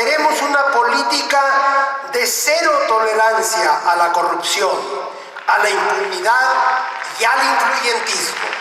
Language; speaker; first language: Spanish; native; Spanish